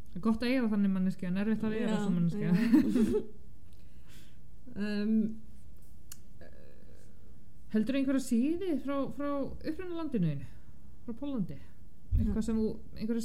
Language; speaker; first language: Icelandic; non-native, fluent; Polish